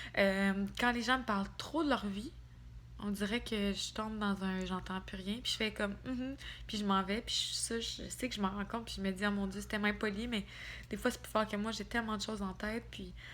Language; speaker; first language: French; native; French